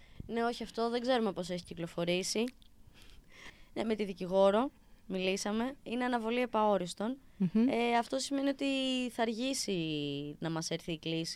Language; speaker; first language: Greek; native; Greek